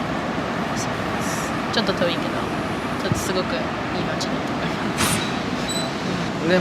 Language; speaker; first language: Japanese; non-native, fluent; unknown